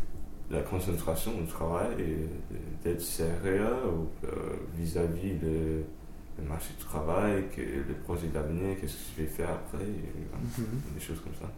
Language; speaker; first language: French; non-native, fluent; English